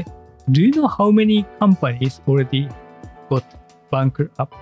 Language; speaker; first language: English; non-native, learner; Japanese